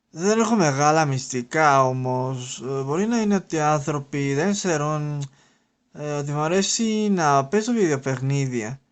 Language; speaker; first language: Greek; non-native, learner; Spanish